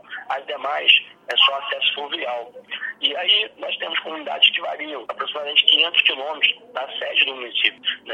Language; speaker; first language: Portuguese; native; Portuguese